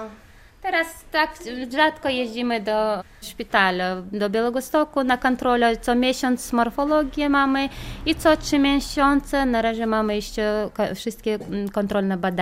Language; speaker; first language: Polish; non-native, learner; Chechen